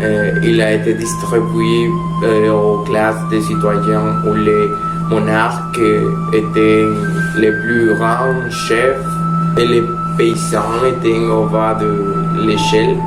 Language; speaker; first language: French; non-native, learner; Spanish